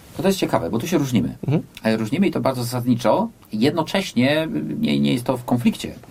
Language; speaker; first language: Polish; native; Polish